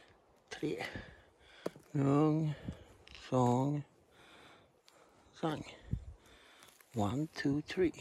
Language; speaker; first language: English; non-native, learner; Swedish